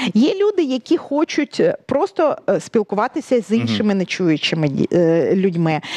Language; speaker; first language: Ukrainian; native; Ukrainian